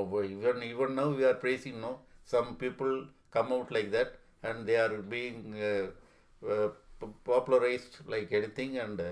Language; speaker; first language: English; non-native, local second language; Tamil